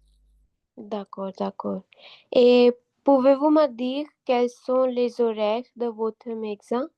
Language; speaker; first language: French; non-native, learner; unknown